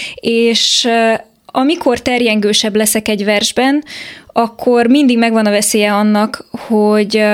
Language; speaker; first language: Hungarian; native; Hungarian